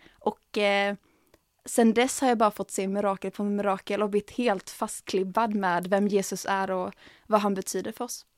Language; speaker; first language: Swedish; native; Swedish